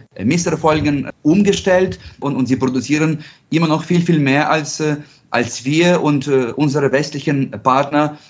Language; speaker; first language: German; non-native, fluent; Ukrainian